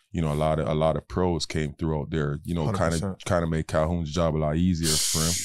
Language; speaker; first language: English; native; English